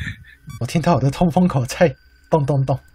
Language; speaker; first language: Chinese; native; Chinese